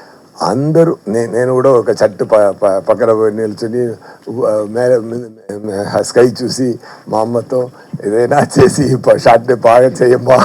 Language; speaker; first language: Telugu; non-native, fluent; Tamil